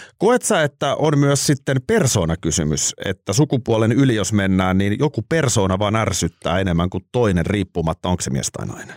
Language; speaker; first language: Finnish; native; Finnish